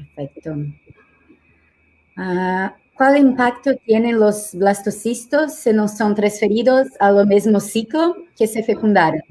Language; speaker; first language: Spanish; non-native, learner; Portuguese